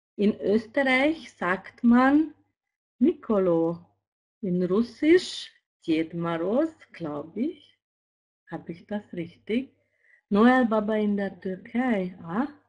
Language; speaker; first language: German; non-native, fluent; Hungarian